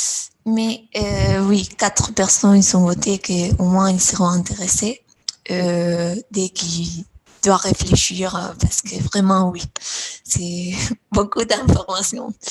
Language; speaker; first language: French; non-native, fluent; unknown